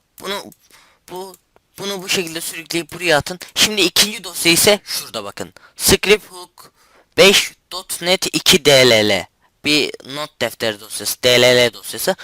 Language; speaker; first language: Turkish; native; Turkish